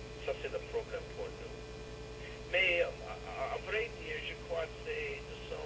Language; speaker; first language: French; non-native, fluent; English